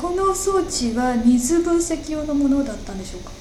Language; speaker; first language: Japanese; native; Japanese